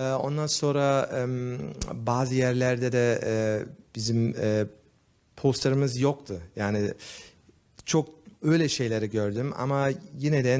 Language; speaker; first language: Turkish; early bilingual, heritage; Turkish